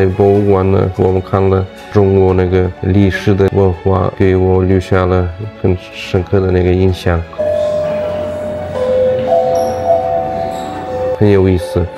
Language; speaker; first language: Chinese; non-native, fluent; Turkmen